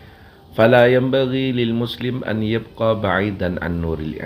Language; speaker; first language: Arabic; non-native, fluent; Indonesian